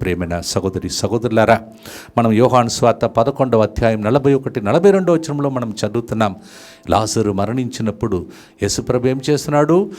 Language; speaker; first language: Telugu; non-native, fluent; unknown